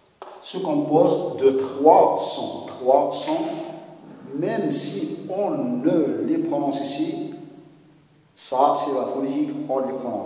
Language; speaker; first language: French; non-native, local second language; Arabic